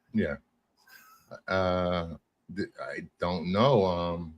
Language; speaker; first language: English; native; English